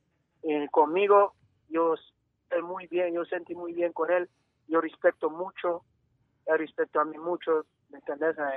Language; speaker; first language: Spanish; non-native, learner; English